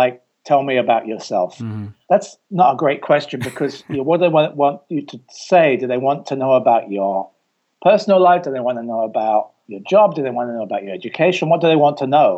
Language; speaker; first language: English; native; English